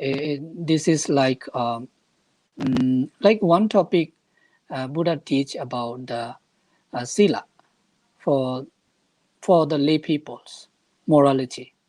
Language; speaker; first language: English; non-native, fluent; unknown